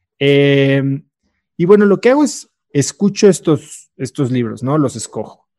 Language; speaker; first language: Spanish; native; Spanish